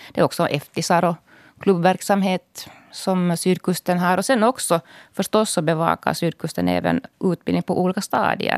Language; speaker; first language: Swedish; native; Swedish